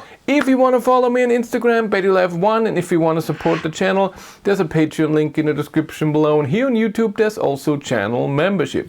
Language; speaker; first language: English; non-native, fluent; German